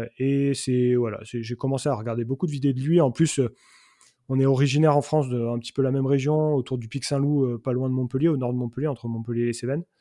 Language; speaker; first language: French; native; French